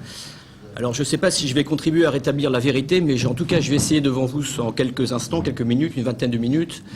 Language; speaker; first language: French; native; French